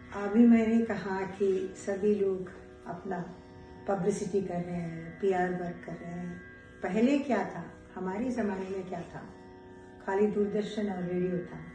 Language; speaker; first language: Hindi; non-native, local second language; Telugu